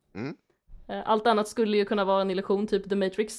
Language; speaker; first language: Swedish; native; Swedish